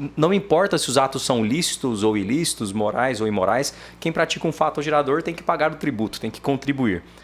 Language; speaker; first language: Portuguese; native; Portuguese